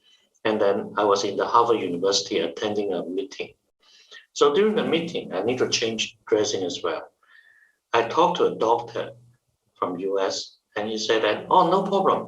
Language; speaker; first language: English; non-native, fluent; Chinese